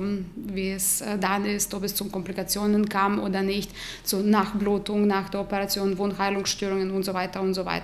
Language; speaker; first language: German; non-native, fluent; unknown